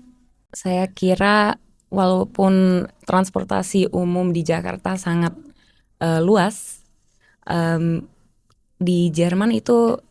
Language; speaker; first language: Indonesian; early bilingual, heritage; German